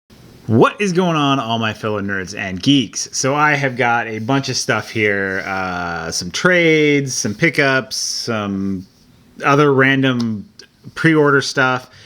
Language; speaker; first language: English; native; English